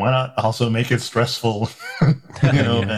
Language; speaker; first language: English; native; English